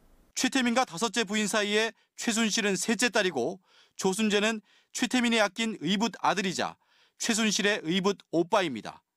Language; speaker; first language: Korean; native; Korean